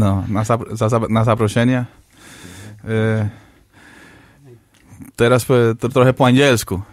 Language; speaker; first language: Polish; non-native, learner; Spanish